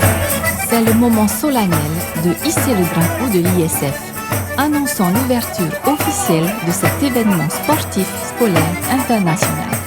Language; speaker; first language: French; native; French